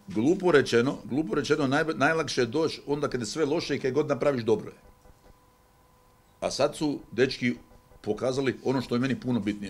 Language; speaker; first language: Croatian; native; Croatian